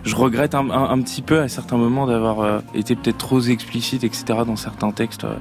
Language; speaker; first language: French; native; French